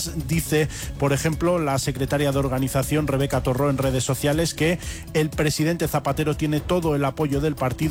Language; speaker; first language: Spanish; native; Spanish